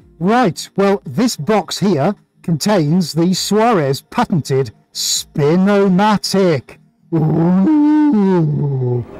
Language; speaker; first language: English; native; English